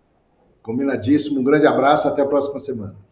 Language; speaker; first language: Portuguese; native; Portuguese